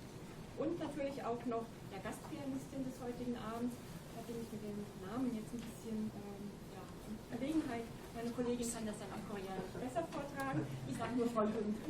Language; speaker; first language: German; native; German